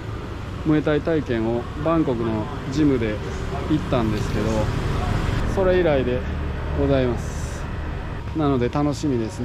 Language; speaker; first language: Japanese; native; Japanese